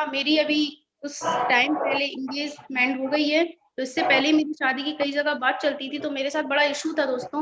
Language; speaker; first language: Hindi; native; Hindi